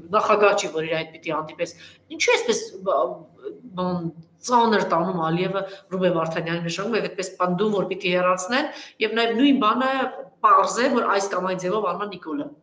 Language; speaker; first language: Armenian; native; Armenian